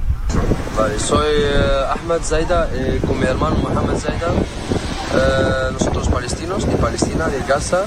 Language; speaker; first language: Spanish; non-native, learner; Arabic